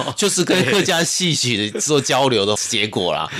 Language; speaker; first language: Chinese; non-native, local second language; Hakka Chinese